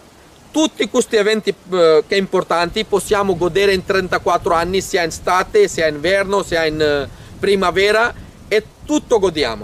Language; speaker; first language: Italian; non-native, fluent; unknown